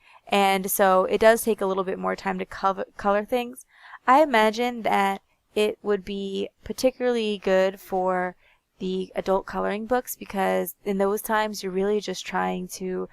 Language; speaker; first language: English; native; English